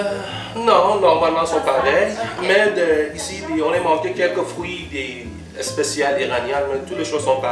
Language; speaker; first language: French; non-native, learner; Persian